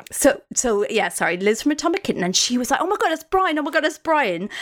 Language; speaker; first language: English; native; English